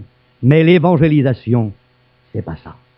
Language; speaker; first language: French; native; French